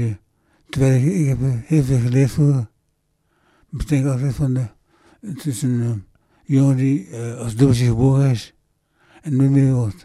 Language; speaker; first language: Dutch; early bilingual, other home language; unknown